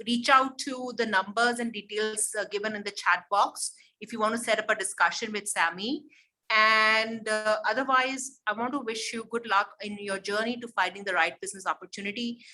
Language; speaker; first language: English; non-native, local second language; Hindi